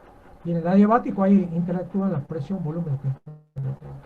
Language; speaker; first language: Spanish; native; Spanish